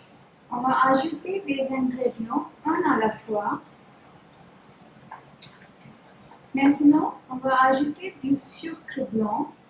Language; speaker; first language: French; non-native, fluent; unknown